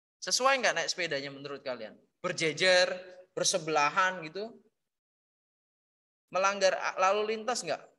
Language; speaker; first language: Indonesian; native; Indonesian